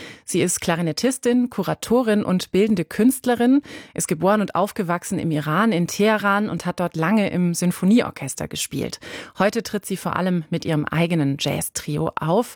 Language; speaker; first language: German; native; German